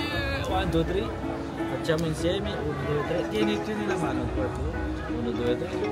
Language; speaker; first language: Italian; non-native, fluent; Filipino